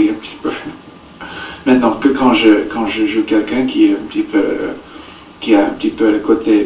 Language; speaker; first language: French; non-native, learner; English